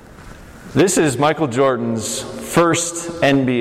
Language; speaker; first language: English; native; English